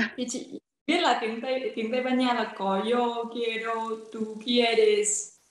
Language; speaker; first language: Vietnamese; native; Vietnamese